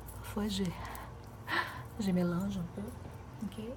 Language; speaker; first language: French; non-native, fluent; Portuguese